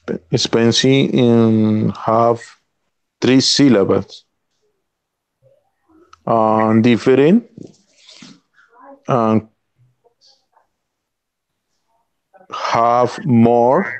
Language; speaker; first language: English; non-native, learner; Spanish